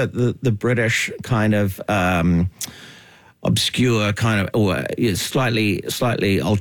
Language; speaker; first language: English; native; English